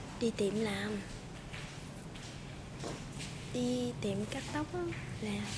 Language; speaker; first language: Vietnamese; native; Vietnamese